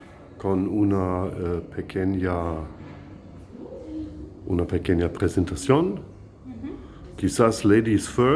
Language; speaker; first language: Spanish; non-native, fluent; German